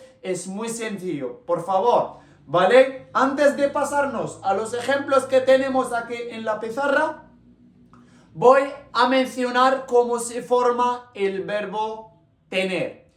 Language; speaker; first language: Spanish; non-native, local second language; Arabic